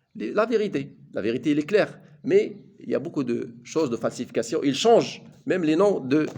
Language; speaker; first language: French; non-native, local second language; Arabic